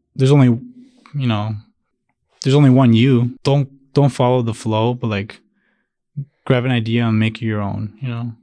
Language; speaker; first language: English; early bilingual, other home language; Spanish